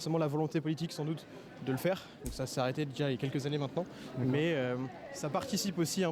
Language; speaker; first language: French; native; French